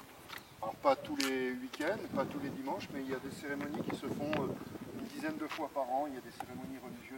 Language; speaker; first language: French; native; French